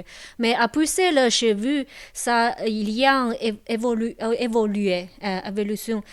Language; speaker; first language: French; non-native, local second language; Chinese